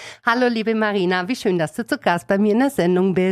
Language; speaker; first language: German; native; German